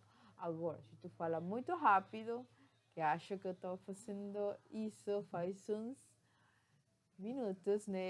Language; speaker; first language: Portuguese; non-native, fluent; Spanish